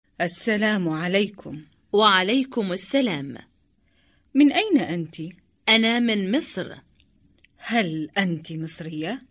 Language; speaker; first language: Arabic; non-native, learner; Indonesian